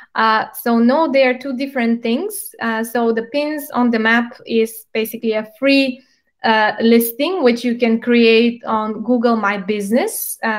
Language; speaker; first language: English; non-native, fluent; Bulgarian